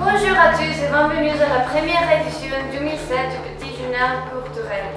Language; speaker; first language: French; non-native, learner; Spanish